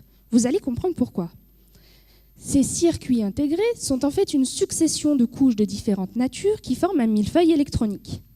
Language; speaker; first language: French; native; French